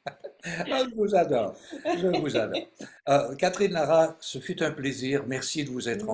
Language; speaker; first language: French; native; French